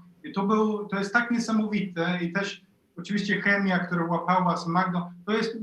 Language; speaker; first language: Polish; non-native, fluent; Swedish